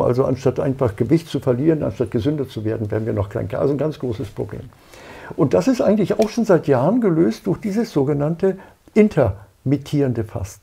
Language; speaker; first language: German; native; German